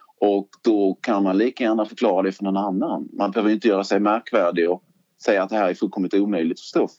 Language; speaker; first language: Swedish; native; Swedish